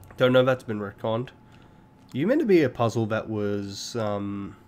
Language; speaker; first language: English; native; English